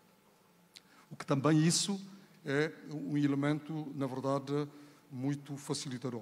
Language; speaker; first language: Portuguese; non-native, local second language; Kabuverdianu